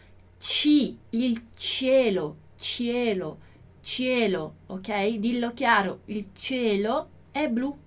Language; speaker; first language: Italian; non-native, fluent; Portuguese